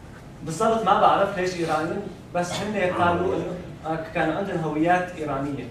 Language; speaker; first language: Arabic; native; Arabic